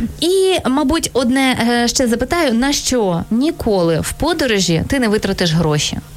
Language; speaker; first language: Ukrainian; native; Ukrainian